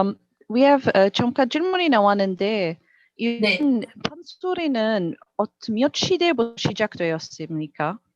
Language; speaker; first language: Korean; non-native, learner; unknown